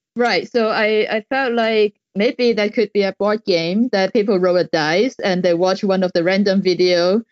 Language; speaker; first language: English; non-native, local second language; Cantonese